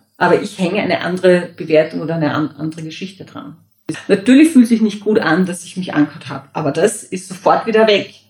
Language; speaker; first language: German; native; German